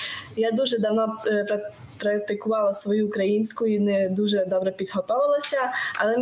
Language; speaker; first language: Ukrainian; non-native, local second language; Hungarian